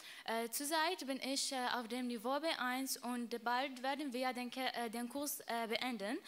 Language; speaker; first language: German; non-native, learner; Arabic